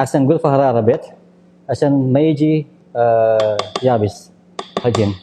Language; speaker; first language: Arabic; non-native, learner; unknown